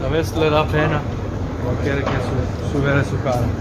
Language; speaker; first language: Spanish; non-native, learner; Macedonian